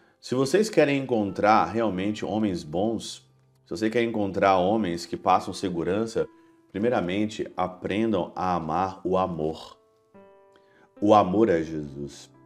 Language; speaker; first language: Portuguese; native; Portuguese